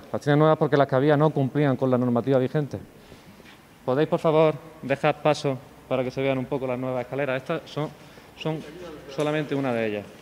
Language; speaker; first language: Spanish; native; Spanish